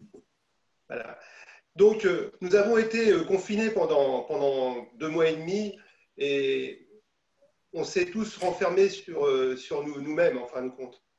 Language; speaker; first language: French; native; French